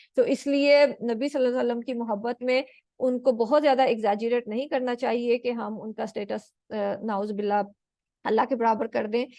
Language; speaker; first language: Urdu; native; Urdu